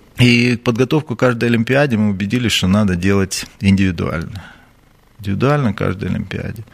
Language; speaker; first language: Russian; native; Russian